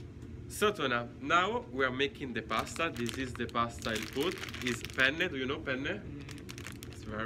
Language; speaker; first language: English; non-native, learner; Italian